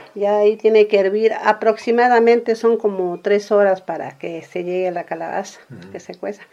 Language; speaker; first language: Spanish; native; Spanish